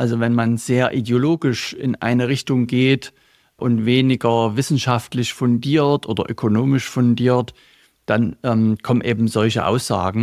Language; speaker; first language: German; native; German